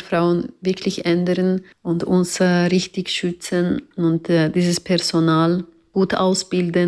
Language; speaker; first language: German; non-native, learner; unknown